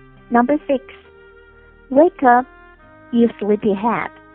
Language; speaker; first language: English; non-native, fluent; Chinese